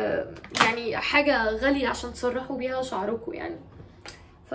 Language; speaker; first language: Arabic; native; Arabic